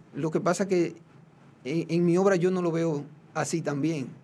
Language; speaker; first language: Spanish; native; Spanish